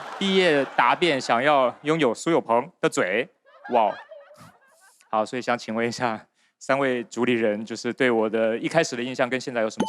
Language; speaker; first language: Chinese; native; Chinese